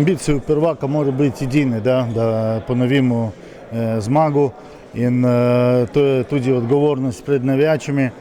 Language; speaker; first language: Slovenian; non-native, learner; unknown